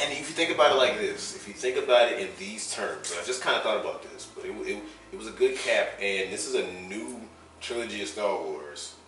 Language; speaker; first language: English; native; English